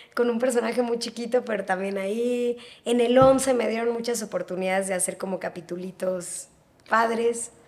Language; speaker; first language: Spanish; native; Spanish